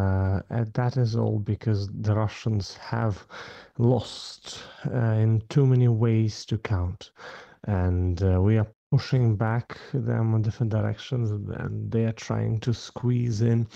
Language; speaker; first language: English; non-native, fluent; Ukrainian